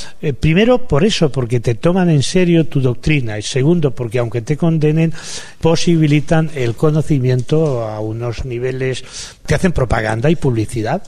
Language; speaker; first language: Spanish; native; Spanish